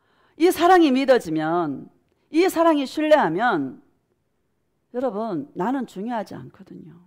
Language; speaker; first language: Korean; native; Korean